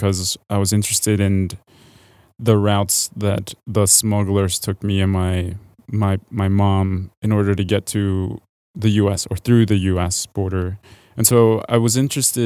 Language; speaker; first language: English; early bilingual, other home language; Spanish